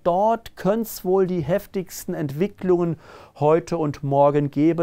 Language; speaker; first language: German; native; German